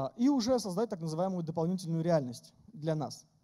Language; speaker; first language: Russian; native; Russian